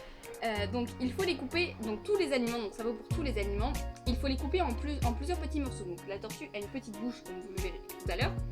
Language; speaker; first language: French; native; French